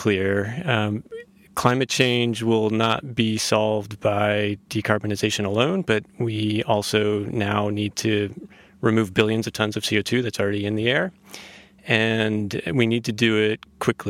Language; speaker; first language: English; native; English